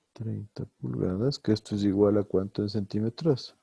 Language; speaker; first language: Spanish; native; Spanish